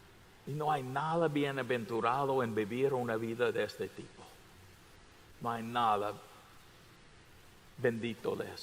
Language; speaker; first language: Spanish; non-native, fluent; English